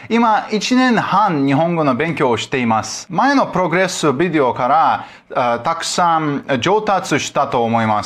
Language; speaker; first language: Japanese; non-native, learner; Russian